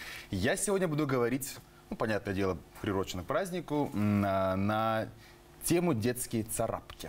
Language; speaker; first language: Russian; native; Russian